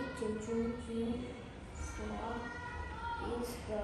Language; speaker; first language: English; non-native, learner; Vietnamese